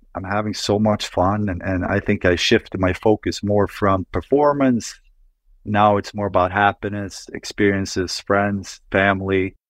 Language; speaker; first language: English; non-native, fluent; Swedish